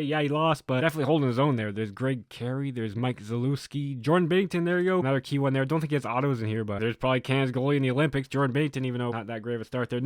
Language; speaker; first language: English; native; English